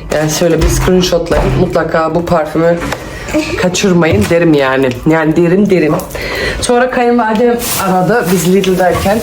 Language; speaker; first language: Turkish; early bilingual, heritage; Turkish